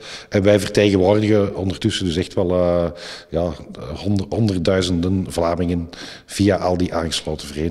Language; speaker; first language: Dutch; native; Dutch